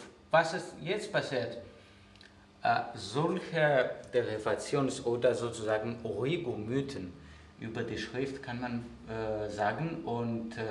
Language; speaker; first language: German; non-native, fluent; Greek